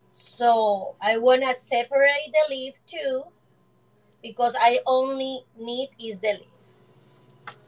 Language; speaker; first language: English; non-native, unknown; Spanish